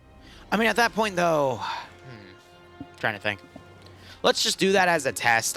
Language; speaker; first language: English; native; English